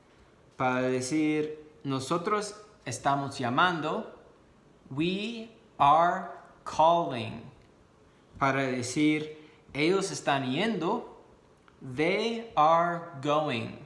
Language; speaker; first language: Spanish; non-native, fluent; English